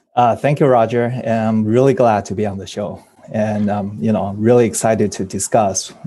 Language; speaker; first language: English; early bilingual, other home language; Chinese